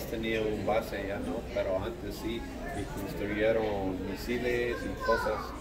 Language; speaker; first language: Spanish; non-native, learner; English